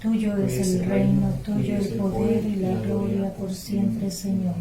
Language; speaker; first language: Spanish; native; Spanish